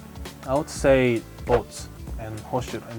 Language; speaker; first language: English; non-native, fluent; Korean